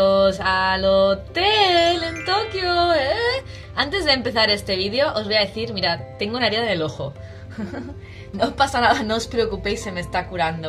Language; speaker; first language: Spanish; native; Spanish